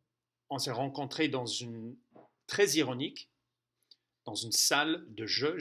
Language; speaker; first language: French; non-native, fluent; English